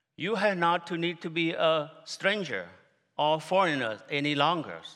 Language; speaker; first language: English; non-native, fluent; Khmer